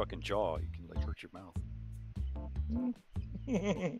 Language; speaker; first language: English; native; English